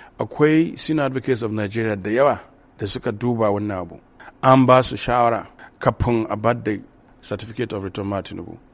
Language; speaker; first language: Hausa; non-native, local second language; Yoruba